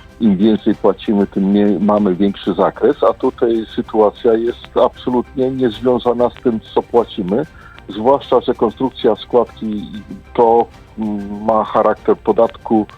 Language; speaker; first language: Polish; native; Polish